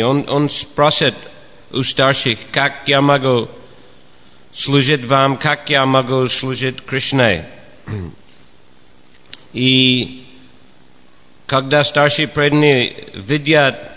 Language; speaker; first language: Russian; non-native, fluent; English